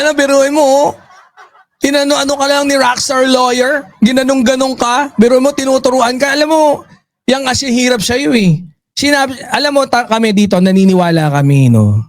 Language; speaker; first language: Filipino; native; Filipino